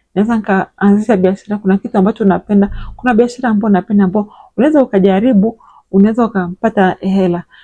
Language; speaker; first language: Swahili; native; Swahili